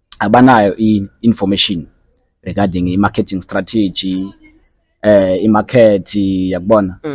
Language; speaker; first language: Zulu; non-native, local second language; Swati